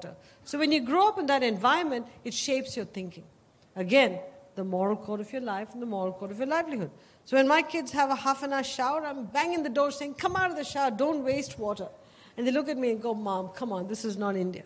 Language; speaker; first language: English; non-native, local second language; Tamil